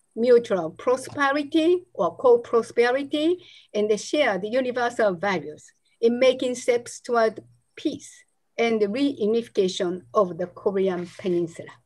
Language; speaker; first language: English; non-native, fluent; Japanese